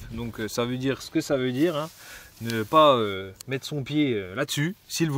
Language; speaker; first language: French; native; French